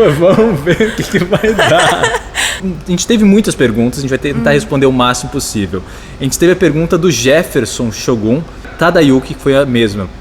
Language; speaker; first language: Portuguese; native; Portuguese